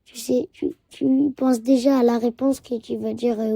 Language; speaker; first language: French; early bilingual, other home language; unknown